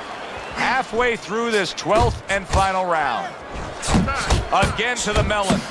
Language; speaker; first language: English; native; English